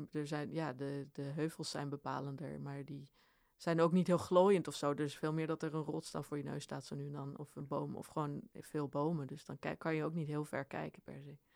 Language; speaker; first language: Dutch; early bilingual, other home language; Swedish